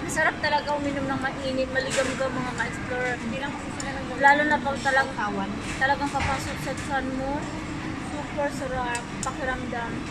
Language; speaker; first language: Filipino; non-native, local second language; Cebuano